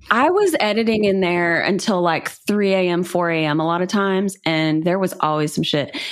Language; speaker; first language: English; native; English